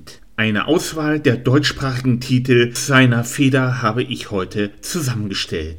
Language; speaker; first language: German; native; German